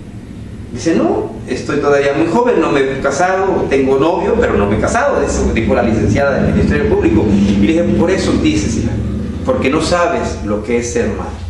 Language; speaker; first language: Spanish; native; Spanish